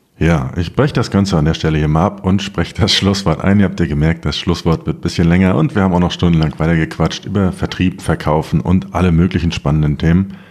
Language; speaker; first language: German; native; German